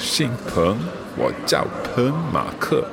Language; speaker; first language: Chinese; non-native, learner; English